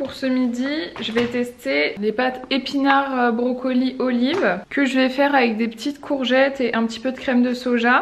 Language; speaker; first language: French; native; French